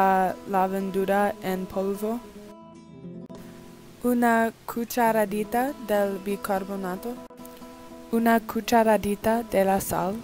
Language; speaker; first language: Spanish; non-native, learner; English